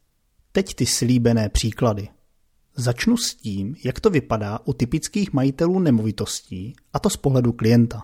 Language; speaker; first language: Czech; native; Czech